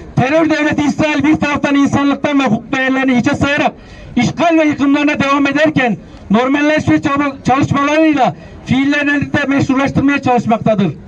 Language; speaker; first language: Turkish; native; Turkish